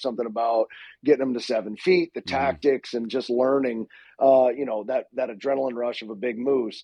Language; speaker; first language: English; native; English